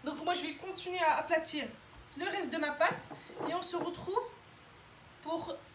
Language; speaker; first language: French; non-native, local second language; Arabic